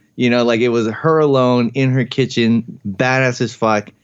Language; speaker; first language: English; early bilingual, other home language; Spanish